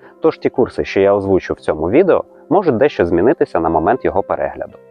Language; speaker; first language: Ukrainian; native; Ukrainian